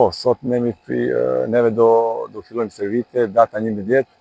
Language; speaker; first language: Albanian; non-native, learner; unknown